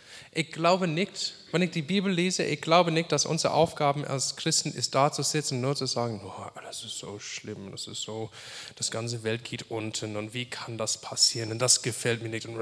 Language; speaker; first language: German; non-native, fluent; English